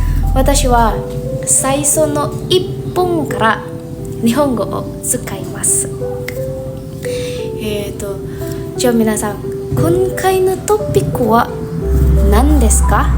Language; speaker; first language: Japanese; non-native, learner; Indonesian